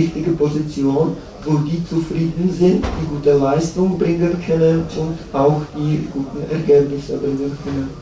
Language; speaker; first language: German; non-native, learner; Czech